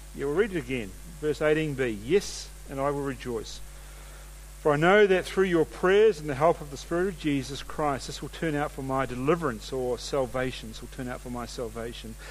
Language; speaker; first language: English; native; English